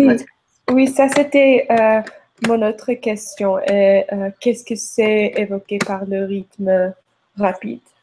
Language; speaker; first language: French; non-native, learner; English